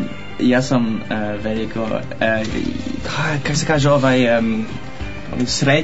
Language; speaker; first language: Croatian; non-native, learner; Dutch